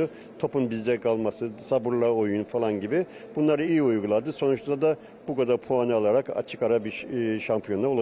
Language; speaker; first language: Turkish; native; Turkish